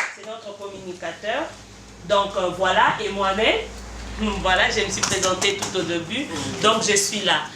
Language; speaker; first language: French; non-native, local second language; Lingala